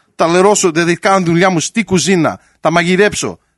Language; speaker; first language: Greek; early bilingual, heritage; Greek